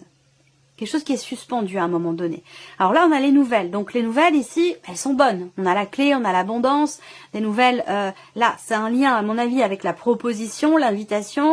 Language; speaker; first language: French; native; French